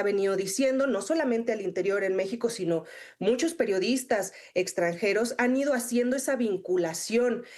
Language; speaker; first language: Spanish; native; Spanish